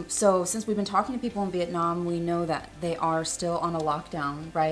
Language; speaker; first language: English; native; English